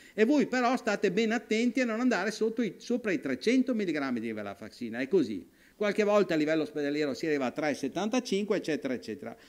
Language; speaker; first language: Italian; native; Italian